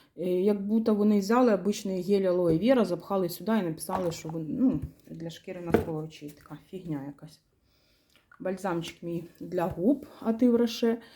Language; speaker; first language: Ukrainian; non-native, local second language; Russian